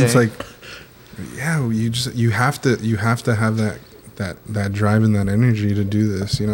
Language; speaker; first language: English; native; English